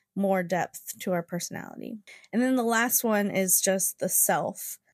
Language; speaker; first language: English; native; English